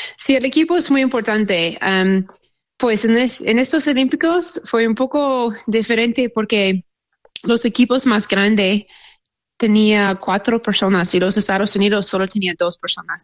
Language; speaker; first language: Spanish; non-native, learner; English